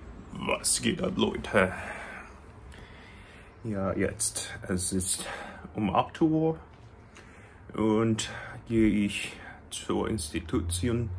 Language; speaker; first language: German; non-native, learner; Korean